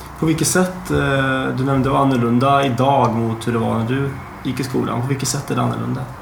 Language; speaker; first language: Swedish; native; Swedish